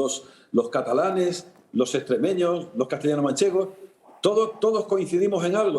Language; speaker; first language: Spanish; native; Spanish